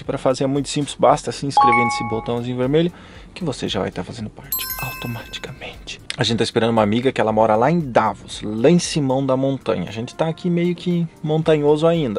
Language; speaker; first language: Portuguese; native; Portuguese